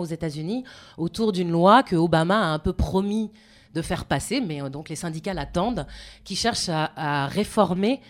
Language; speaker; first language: French; native; French